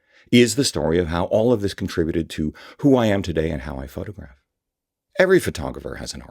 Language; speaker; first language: English; native; English